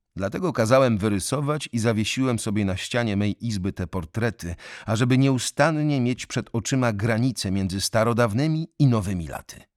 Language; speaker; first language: Polish; native; Polish